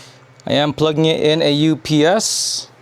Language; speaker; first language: English; native; English